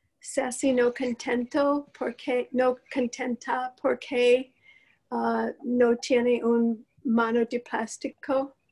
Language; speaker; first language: Spanish; non-native, learner; English